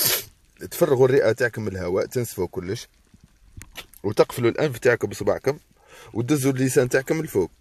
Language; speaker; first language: Arabic; native; Arabic